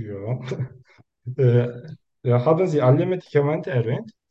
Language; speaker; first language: German; non-native, learner; Turkish